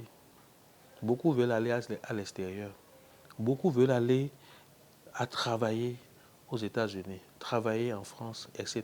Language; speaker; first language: French; non-native, local second language; Fon